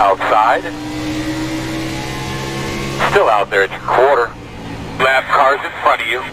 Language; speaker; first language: English; native; English